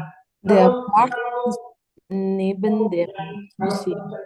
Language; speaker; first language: German; non-native, learner; Indonesian